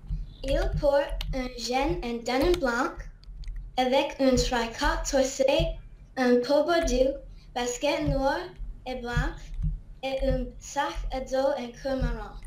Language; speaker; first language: French; non-native, learner; English